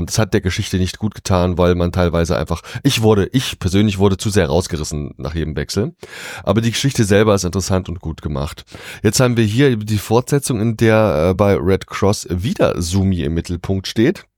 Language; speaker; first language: German; native; German